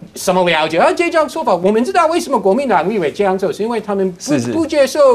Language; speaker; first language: Chinese; non-native, fluent; English